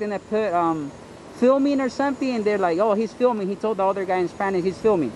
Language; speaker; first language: English; early bilingual, other home language; Spanish